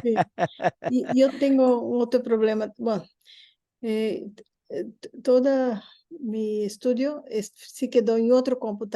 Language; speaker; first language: Spanish; non-native, learner; Portuguese